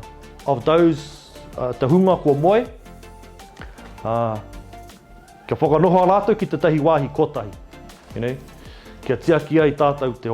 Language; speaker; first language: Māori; non-native, local second language; English